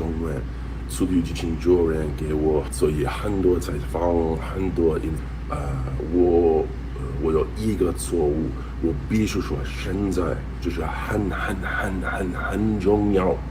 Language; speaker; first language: Chinese; non-native, learner; English